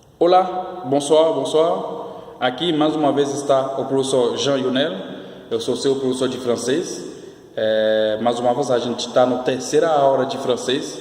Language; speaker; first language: Portuguese; non-native, fluent; Haitian Creole